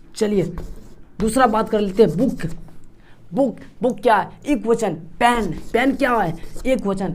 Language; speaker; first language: Hindi; native; Hindi